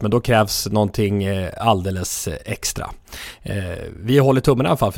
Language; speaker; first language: Swedish; native; Swedish